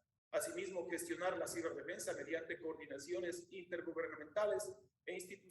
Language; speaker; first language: Spanish; native; Spanish